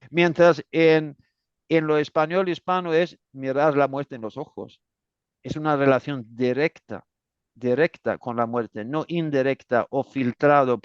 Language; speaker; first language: Spanish; non-native, fluent; Swedish